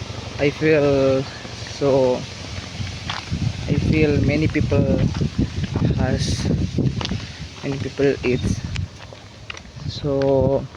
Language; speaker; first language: English; non-native, learner; Indonesian